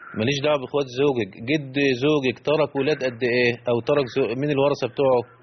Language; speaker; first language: Arabic; native; Arabic